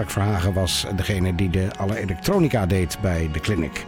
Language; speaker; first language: Dutch; native; Dutch